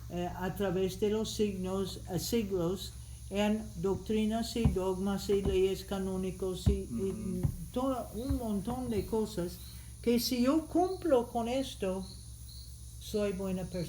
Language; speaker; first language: Spanish; non-native, fluent; English